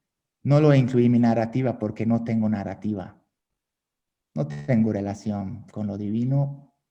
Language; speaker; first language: Spanish; non-native, fluent; Hungarian